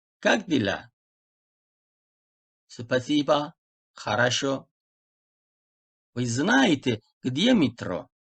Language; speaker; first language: Russian; non-native, fluent; Turkish